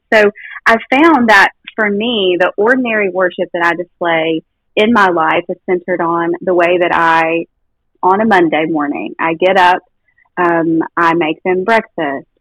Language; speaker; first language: English; native; English